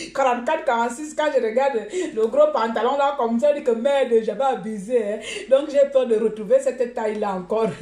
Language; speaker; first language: French; native; French